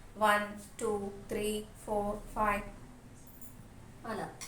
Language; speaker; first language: English; non-native, local second language; Telugu